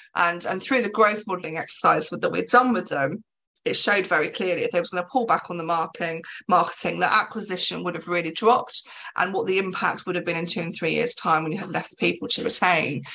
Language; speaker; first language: English; native; English